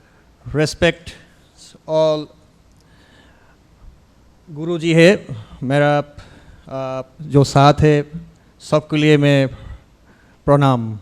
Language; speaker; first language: Hindi; non-native, learner; Bangla